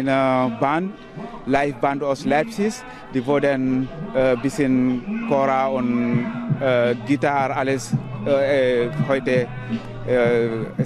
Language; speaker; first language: German; non-native, learner; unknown